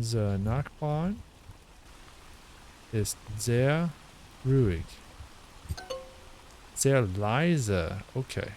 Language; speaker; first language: German; non-native, learner; English